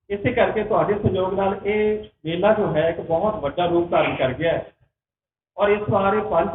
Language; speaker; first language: Hindi; non-native, local second language; Punjabi